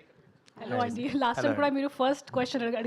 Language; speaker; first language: Telugu; non-native, fluent; Hindi